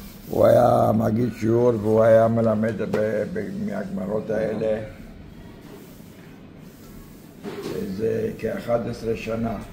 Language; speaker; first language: Hebrew; non-native, fluent; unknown